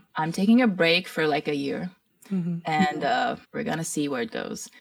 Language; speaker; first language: English; early bilingual, other home language; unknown